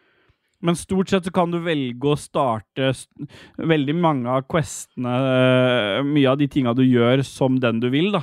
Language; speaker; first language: Norwegian; native; Norwegian